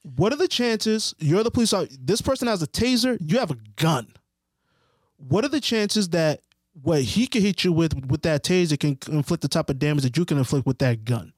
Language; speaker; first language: English; early bilingual, other home language; Haitian Creole